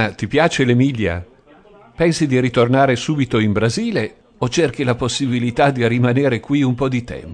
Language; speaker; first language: Italian; native; Italian